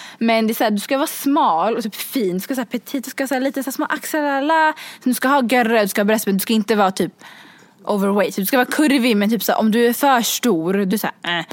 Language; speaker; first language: Swedish; early bilingual, other home language; Kurdish